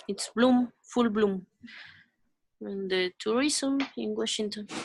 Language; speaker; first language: English; non-native, learner; Spanish